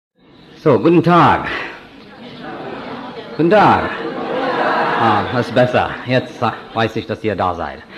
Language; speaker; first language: German; non-native, fluent; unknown